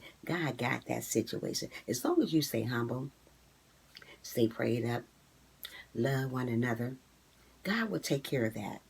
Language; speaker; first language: English; native; English